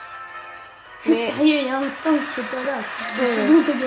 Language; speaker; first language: French; native; French